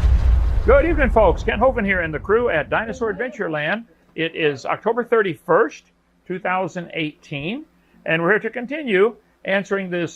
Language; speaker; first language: English; native; English